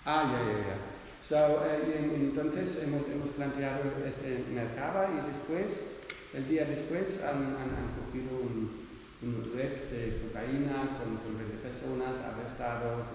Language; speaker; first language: Spanish; non-native, learner; Dutch